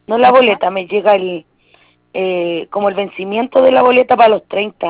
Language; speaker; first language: Spanish; native; Spanish